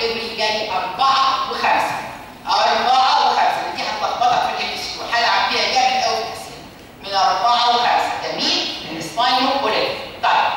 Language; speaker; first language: Arabic; native; Arabic